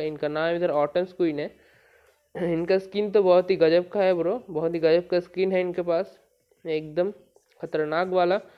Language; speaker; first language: Hindi; non-native, local second language; Bangla